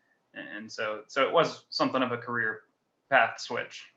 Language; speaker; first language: English; native; English